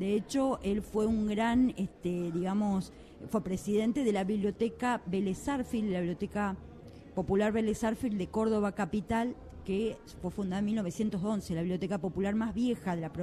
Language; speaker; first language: Spanish; native; Spanish